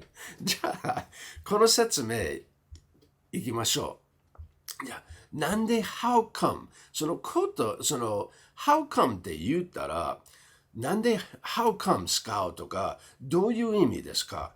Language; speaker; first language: Japanese; non-native, fluent; English